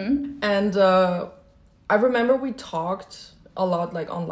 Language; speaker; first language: English; non-native, fluent; Chinese